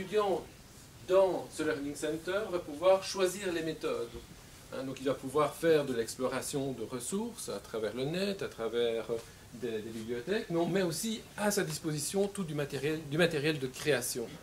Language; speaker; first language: French; native; French